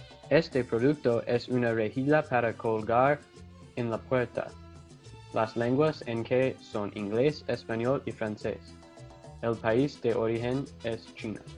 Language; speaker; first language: Spanish; non-native, learner; English